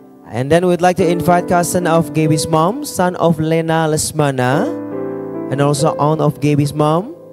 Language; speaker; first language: English; non-native, fluent; Indonesian